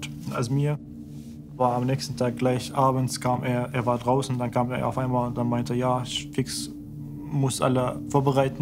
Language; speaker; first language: German; non-native, fluent; Arabic